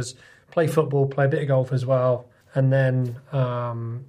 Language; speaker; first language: English; native; English